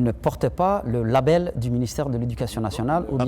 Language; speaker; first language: French; non-native, local second language; Somali